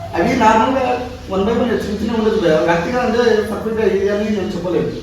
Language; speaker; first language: Telugu; non-native, local second language; Lambadi